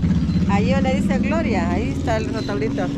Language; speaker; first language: Spanish; native; Spanish